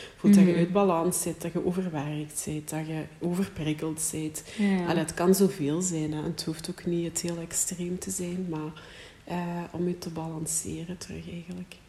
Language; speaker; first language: Dutch; native; Dutch